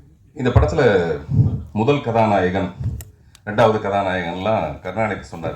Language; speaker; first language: Tamil; native; Tamil